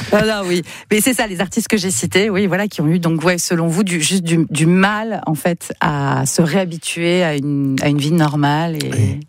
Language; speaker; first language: French; native; French